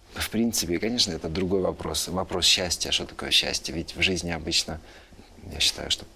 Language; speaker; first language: Russian; native; Russian